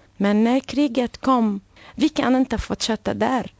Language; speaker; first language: Swedish; non-native, learner; Arabic